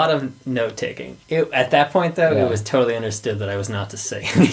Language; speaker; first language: English; native; English